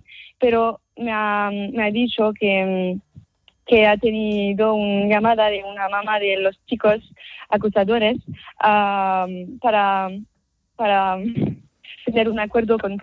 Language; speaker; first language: Spanish; non-native, fluent; French